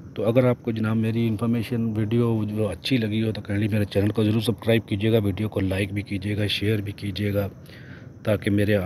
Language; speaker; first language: Urdu; non-native, local second language; Punjabi